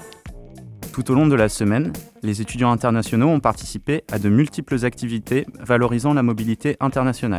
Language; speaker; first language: French; native; French